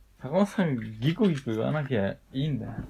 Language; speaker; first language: Japanese; native; Japanese